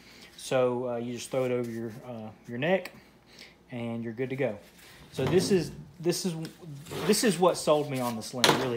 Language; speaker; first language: English; native; English